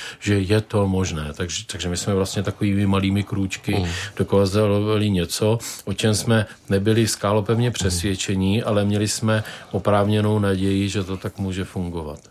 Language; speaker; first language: Czech; native; Czech